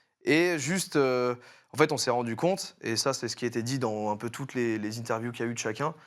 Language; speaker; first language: French; native; French